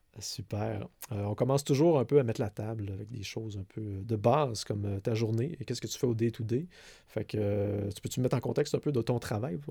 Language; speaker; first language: French; native; French